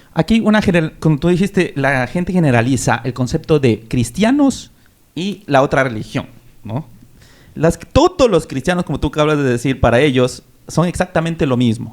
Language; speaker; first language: Spanish; native; Spanish